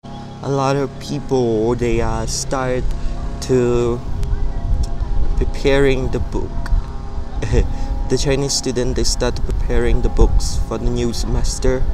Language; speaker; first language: English; non-native, learner; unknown